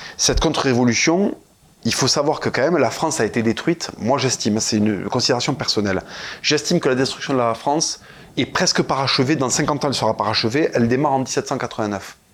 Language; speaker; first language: French; native; French